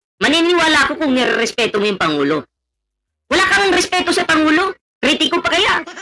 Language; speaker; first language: Filipino; non-native, local second language; Cebuano